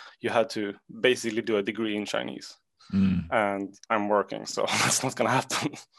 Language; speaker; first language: English; non-native, fluent; Swedish